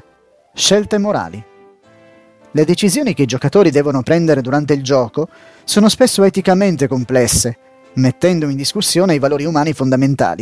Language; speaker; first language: Italian; native; Italian